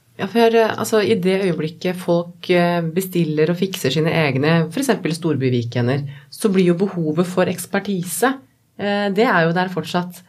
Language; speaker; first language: Norwegian; native; Norwegian